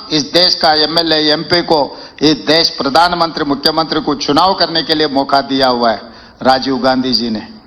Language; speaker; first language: Hindi; non-native, local second language; Telugu